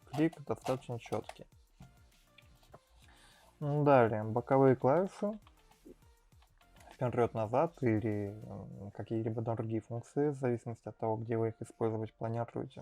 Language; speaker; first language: Russian; native; Russian